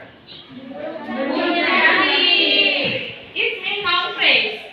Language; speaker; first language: English; non-native, fluent; Indonesian